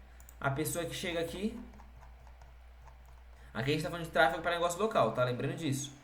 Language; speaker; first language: Portuguese; native; Portuguese